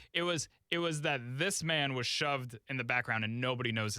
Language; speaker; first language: English; native; English